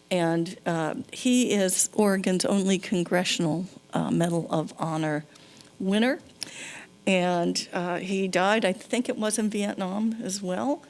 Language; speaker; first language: English; native; English